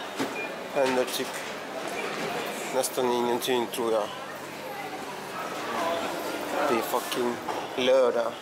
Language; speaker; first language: Swedish; early bilingual, other home language; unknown